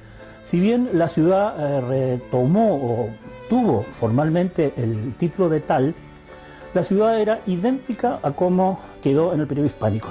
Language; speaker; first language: Spanish; native; Spanish